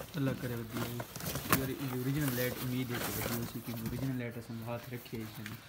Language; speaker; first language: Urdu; non-native, local second language; Saraiki